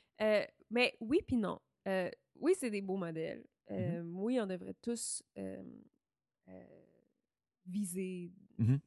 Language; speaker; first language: French; native; French